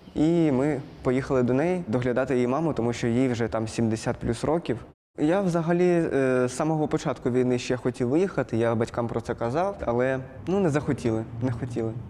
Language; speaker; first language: Ukrainian; native; Ukrainian